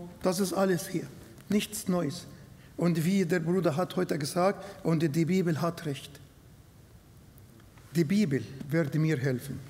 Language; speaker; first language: German; non-native, fluent; Arabic